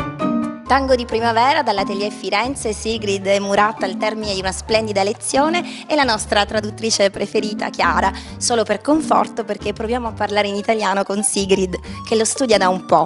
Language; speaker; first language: Italian; native; Italian